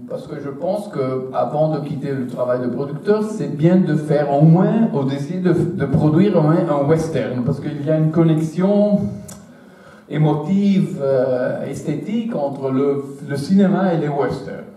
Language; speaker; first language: French; non-native, fluent; Italian